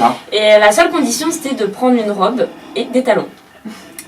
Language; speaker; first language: French; native; French